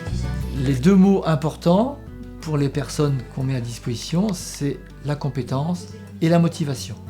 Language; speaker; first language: French; native; French